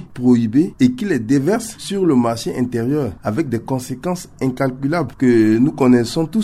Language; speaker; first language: French; non-native, local second language; Sango